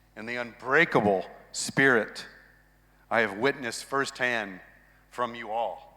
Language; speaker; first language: English; native; English